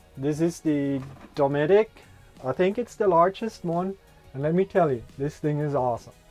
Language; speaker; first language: English; non-native, fluent; German